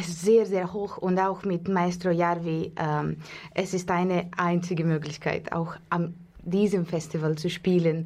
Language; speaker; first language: German; non-native, fluent; Russian